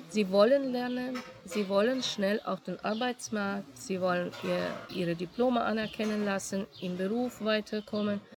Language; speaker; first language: German; non-native, fluent; Russian